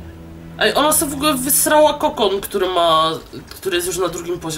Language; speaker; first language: Polish; native; Polish